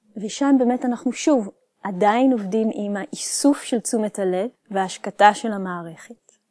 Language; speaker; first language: Hebrew; native; Hebrew